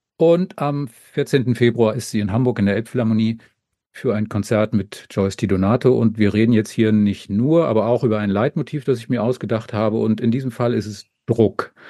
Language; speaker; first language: German; native; German